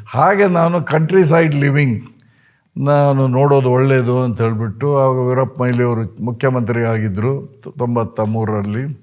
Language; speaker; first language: Kannada; non-native, local second language; Konkani